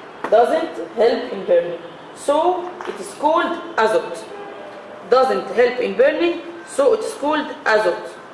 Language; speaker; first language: English; non-native, fluent; Arabic